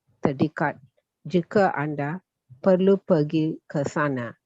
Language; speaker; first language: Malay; non-native, learner; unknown